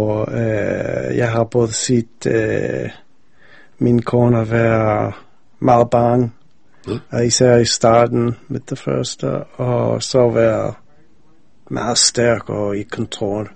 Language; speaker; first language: Danish; non-native, fluent; English